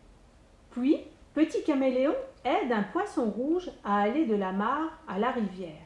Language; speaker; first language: French; native; French